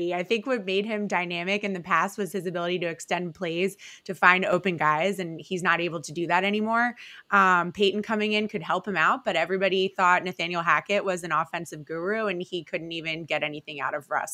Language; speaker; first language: English; native; English